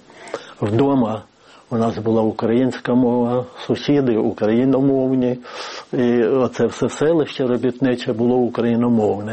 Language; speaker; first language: Ukrainian; native; Ukrainian